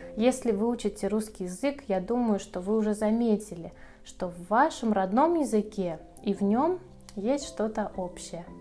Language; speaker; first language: Russian; native; Russian